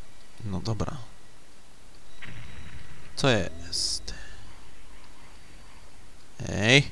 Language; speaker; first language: Polish; native; Polish